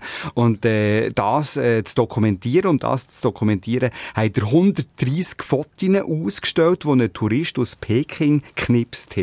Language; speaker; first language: German; native; German